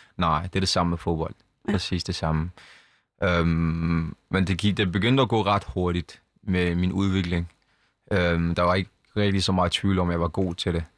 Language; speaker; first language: Danish; early bilingual, other home language; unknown